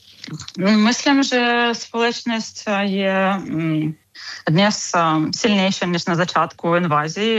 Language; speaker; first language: Czech; non-native, learner; Ukrainian